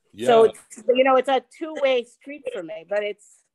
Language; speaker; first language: English; native; English